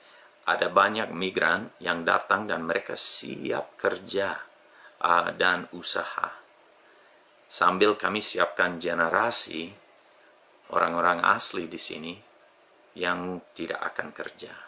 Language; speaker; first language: Indonesian; non-native, fluent; English